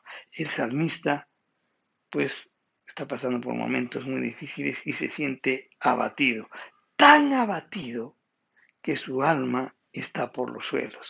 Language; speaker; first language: Spanish; native; Spanish